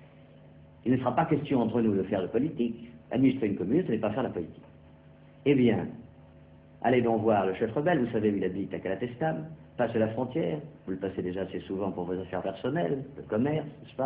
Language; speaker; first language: French; native; French